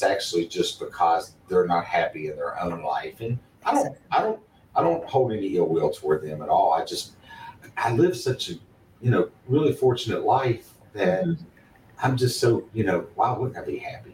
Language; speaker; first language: English; native; English